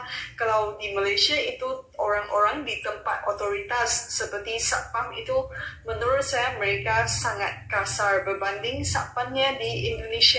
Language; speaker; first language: Indonesian; non-native, local second language; Malay